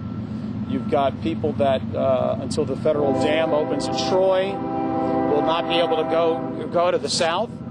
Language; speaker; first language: English; native; English